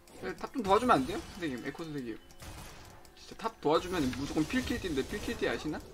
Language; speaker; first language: Korean; native; Korean